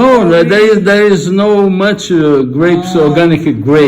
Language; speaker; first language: English; non-native, learner; Portuguese